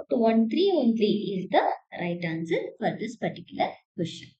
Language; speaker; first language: English; non-native, local second language; Kannada